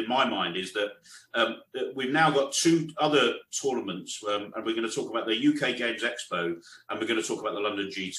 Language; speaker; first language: English; native; English